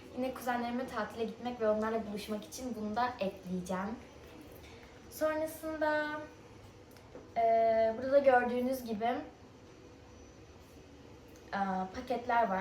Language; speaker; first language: Turkish; early bilingual, other home language; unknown